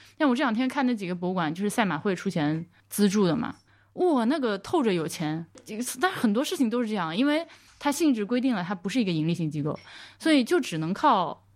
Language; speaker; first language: Chinese; native; Chinese